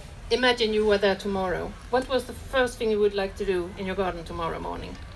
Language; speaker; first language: English; non-native, fluent; Swedish